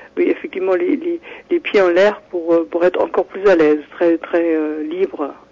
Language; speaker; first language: French; non-native, fluent; German